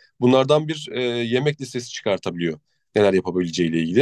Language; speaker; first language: Turkish; native; Turkish